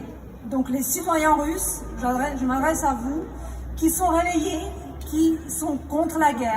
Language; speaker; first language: French; non-native, fluent; Russian